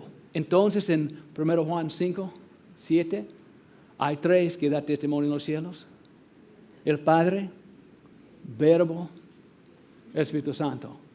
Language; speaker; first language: Spanish; non-native, fluent; English